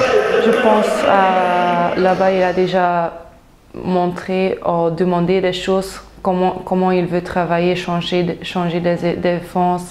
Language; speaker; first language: French; non-native, local second language; Dutch